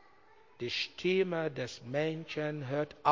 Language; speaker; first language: German; non-native, learner; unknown